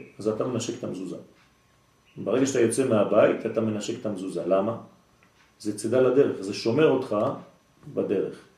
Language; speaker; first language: Hebrew; non-native, fluent; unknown